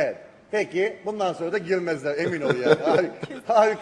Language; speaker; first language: Turkish; native; Turkish